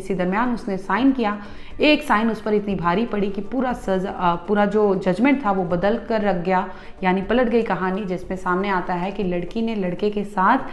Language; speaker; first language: Hindi; native; Hindi